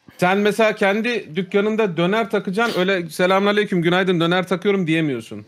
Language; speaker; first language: Turkish; native; Turkish